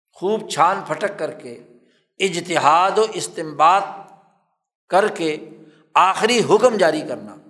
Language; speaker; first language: Urdu; non-native, local second language; Punjabi